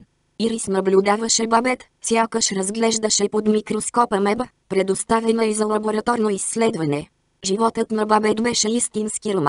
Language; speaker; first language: Bulgarian; native; Bulgarian